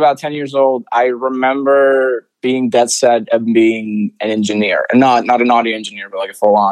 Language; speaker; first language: English; non-native, fluent; Spanish